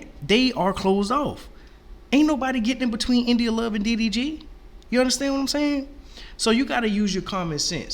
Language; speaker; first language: English; native; English